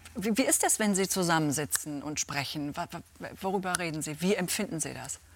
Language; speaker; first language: German; native; German